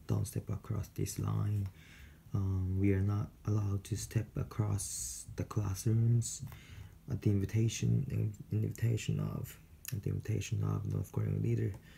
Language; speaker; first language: English; non-native, fluent; Japanese